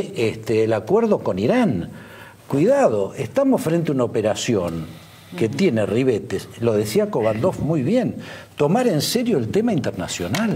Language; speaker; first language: Spanish; native; Spanish